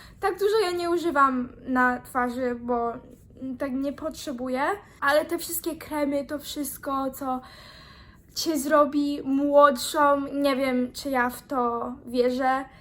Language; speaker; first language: Polish; early bilingual, heritage; Polish